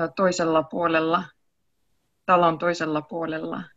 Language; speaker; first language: Finnish; non-native, learner; Russian